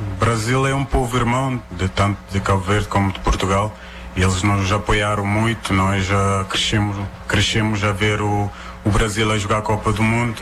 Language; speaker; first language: Portuguese; non-native, local second language; Kabuverdianu